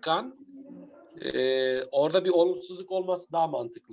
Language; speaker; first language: Turkish; native; Turkish